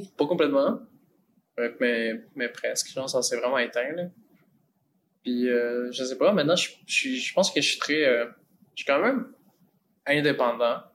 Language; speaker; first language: French; early bilingual, other home language; Spanish